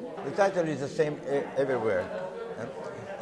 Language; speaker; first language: English; non-native, fluent; Italian